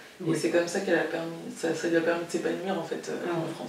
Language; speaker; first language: French; early bilingual, other home language; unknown